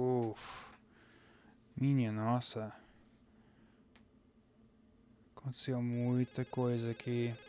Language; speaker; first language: Portuguese; non-native, fluent; English